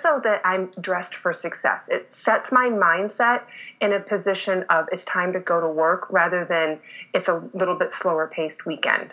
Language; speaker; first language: English; native; English